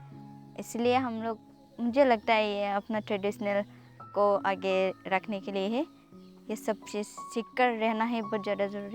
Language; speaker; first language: Hindi; non-native, local second language; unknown